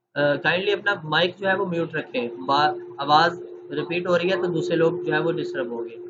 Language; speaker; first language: Urdu; native; Urdu